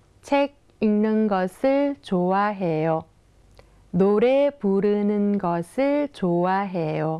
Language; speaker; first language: Korean; non-native, fluent; Thai